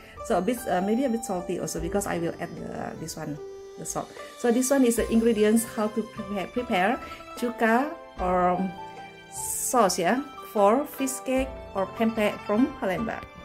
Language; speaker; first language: English; non-native, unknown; Indonesian